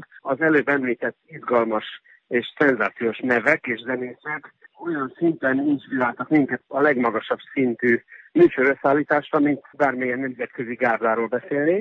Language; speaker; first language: Hungarian; native; Hungarian